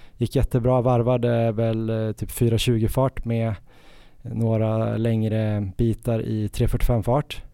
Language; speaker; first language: Swedish; native; Swedish